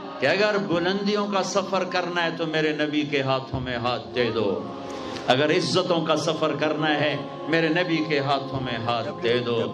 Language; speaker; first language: Urdu; non-native, local second language; Punjabi